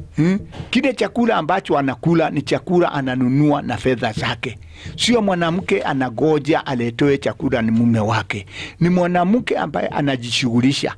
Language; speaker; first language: Swahili; non-native, local second language; Kikuyu